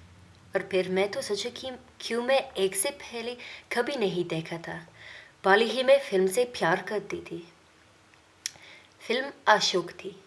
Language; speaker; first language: Hindi; non-native, learner; English